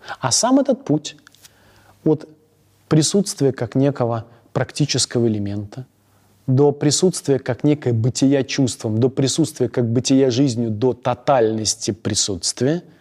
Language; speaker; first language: Russian; native; Russian